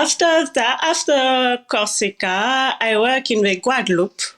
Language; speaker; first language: English; non-native, learner; French